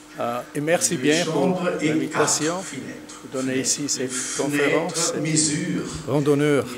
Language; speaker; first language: French; non-native, learner; German